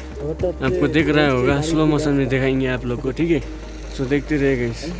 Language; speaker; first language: Hindi; non-native, local second language; Nepali